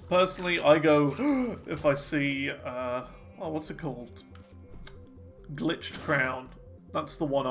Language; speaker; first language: English; native; English